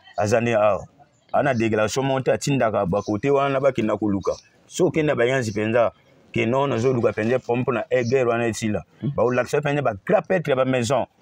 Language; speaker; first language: Lingala; non-native, local second language; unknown